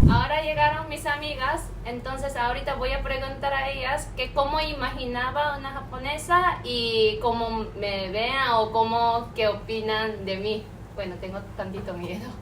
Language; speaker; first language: Spanish; non-native, learner; Japanese